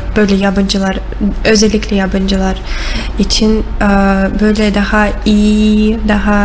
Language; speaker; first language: Turkish; non-native, learner; Russian